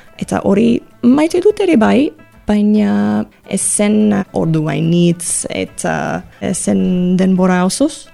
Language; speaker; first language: Basque; non-native, learner; English